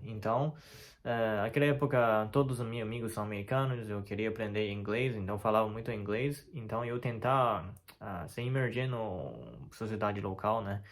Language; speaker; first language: Portuguese; non-native, fluent; Chinese